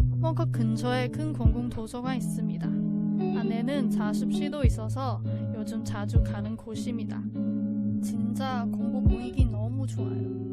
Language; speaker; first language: Korean; non-native, learner; Cantonese